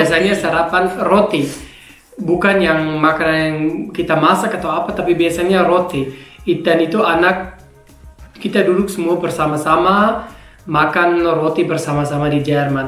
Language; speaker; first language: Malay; non-native, fluent; German